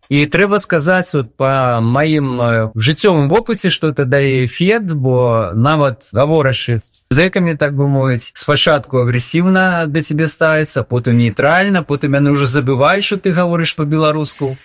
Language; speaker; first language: Belarusian; non-native, local second language; Russian